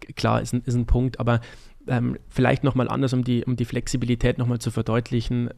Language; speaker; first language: German; native; German